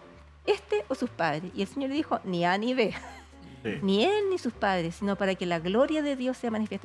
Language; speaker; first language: Spanish; native; Spanish